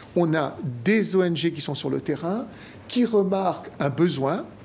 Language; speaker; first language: French; native; French